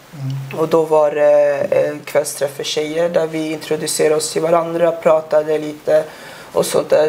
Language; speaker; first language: Swedish; early bilingual, other home language; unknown